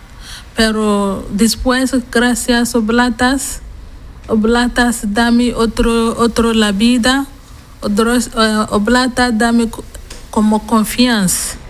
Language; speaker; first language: Spanish; non-native, learner; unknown